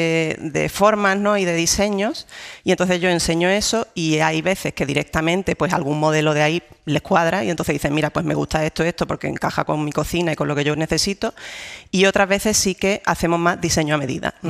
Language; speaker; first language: Spanish; native; Spanish